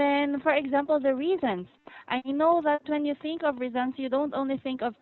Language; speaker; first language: English; non-native, fluent; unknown